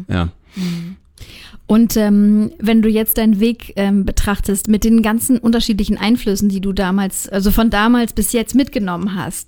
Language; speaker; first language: German; native; German